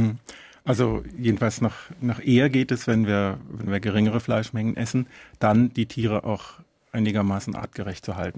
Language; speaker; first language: German; native; German